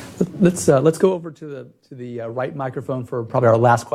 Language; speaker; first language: English; native; English